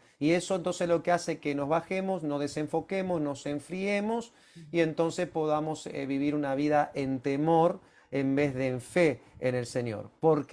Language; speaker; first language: Spanish; native; Spanish